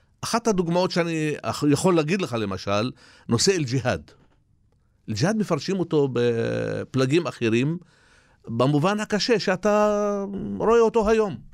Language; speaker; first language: Hebrew; non-native, local second language; Arabic